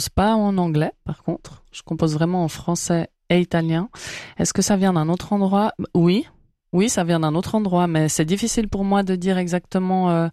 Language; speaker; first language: French; native; French